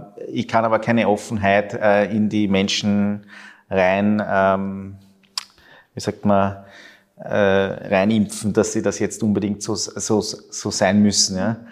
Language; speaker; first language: German; early bilingual, other home language; Spanish